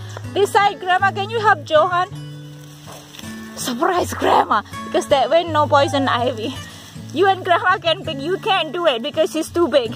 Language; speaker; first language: English; non-native, fluent; Indonesian